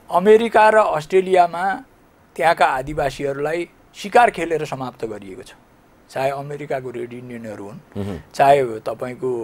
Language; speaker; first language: Nepali; native; Nepali